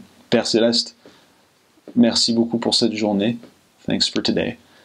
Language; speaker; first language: French; non-native, fluent; English